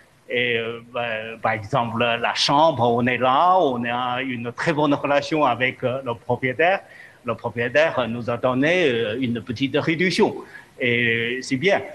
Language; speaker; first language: French; non-native, fluent; Chinese